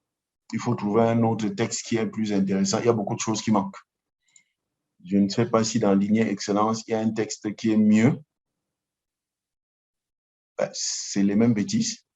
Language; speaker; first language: French; non-native, local second language; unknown